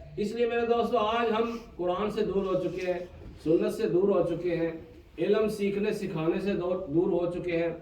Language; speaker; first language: Urdu; non-native, local second language; Punjabi